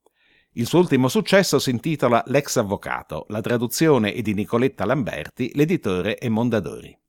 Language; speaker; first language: Italian; native; Italian